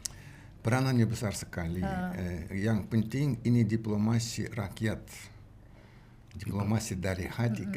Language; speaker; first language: Indonesian; non-native, learner; Russian